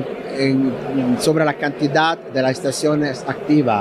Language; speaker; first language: Spanish; non-native, learner; Italian